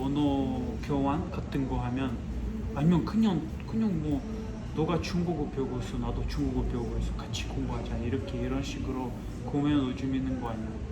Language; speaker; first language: Korean; non-native, fluent; Russian